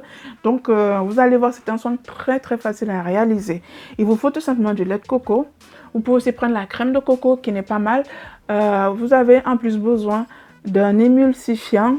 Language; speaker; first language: French; native; French